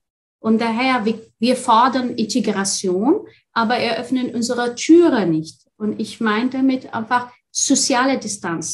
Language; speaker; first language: German; non-native, fluent; Arabic